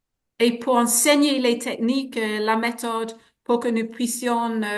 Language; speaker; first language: French; non-native, fluent; English